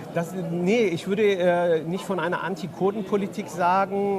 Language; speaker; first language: German; early bilingual, other home language; Kurdish